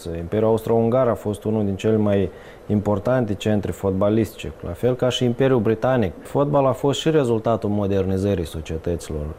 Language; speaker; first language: Romanian; native; Romanian